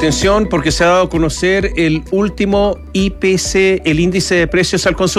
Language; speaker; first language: Spanish; native; Spanish